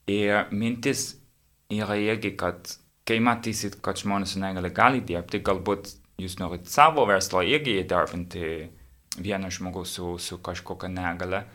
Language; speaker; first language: Lithuanian; non-native, learner; English